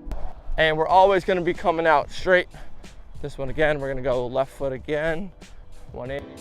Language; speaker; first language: English; native; English